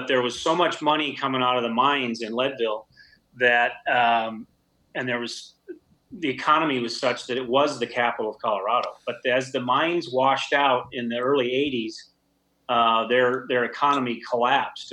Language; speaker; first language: English; native; English